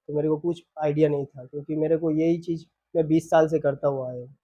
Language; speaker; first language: Hindi; non-native, local second language; Bangla